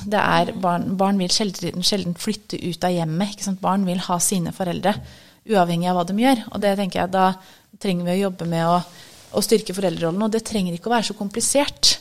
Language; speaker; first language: Norwegian; native; Norwegian